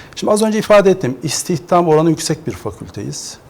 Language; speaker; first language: Turkish; native; Turkish